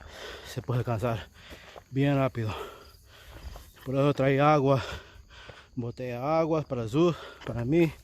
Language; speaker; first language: Spanish; early bilingual, heritage; Spanish